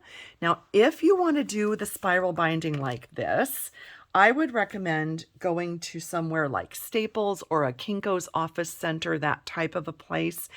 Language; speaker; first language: English; native; English